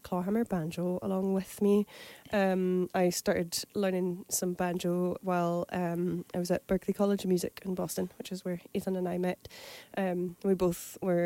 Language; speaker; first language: English; native; English